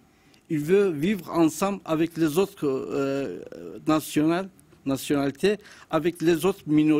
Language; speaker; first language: French; non-native, learner; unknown